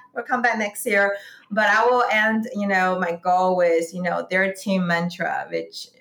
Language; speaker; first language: English; non-native, fluent; Chinese